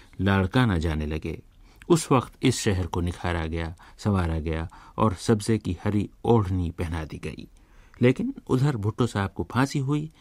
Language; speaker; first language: Urdu; native; Urdu